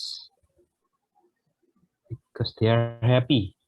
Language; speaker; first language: English; non-native, learner; Indonesian